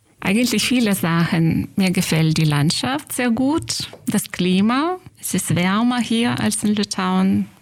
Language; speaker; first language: German; non-native, fluent; Lithuanian